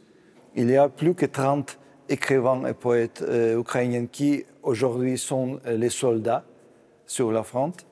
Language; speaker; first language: French; non-native, fluent; Russian